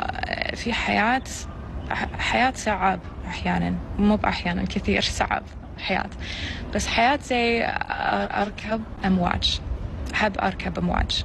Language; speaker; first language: Arabic; non-native, learner; English